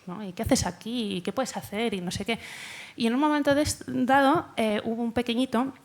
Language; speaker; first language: Spanish; native; Spanish